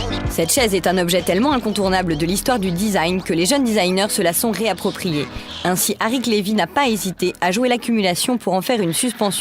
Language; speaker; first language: French; native; French